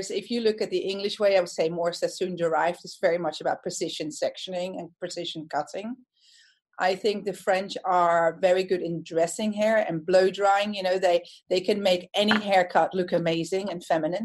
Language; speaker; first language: English; non-native, fluent; Dutch